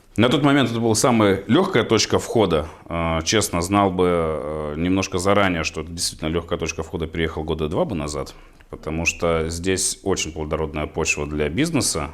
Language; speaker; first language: Russian; native; Russian